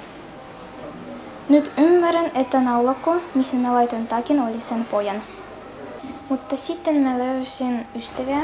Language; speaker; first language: Finnish; early bilingual, other home language; Russian